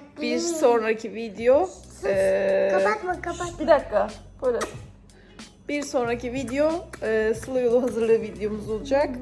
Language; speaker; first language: Turkish; early bilingual, other home language; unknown